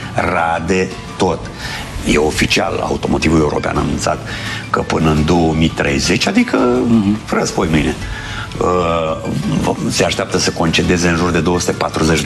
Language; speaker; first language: Romanian; native; Romanian